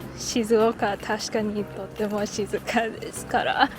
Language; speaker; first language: Japanese; non-native, learner; English